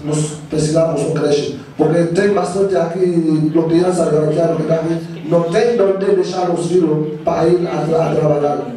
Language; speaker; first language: Portuguese; non-native, learner; Haitian Creole